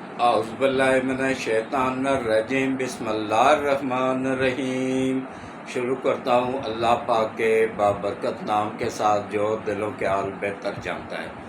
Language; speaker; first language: Urdu; non-native, local second language; Punjabi